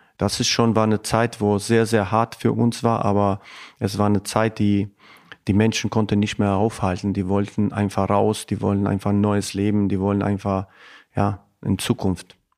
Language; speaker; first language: German; non-native, fluent; Albanian